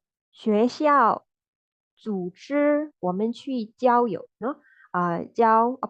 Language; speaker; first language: Chinese; non-native, learner; Burmese